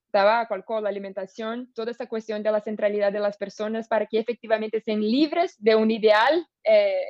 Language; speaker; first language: Spanish; non-native, fluent; Portuguese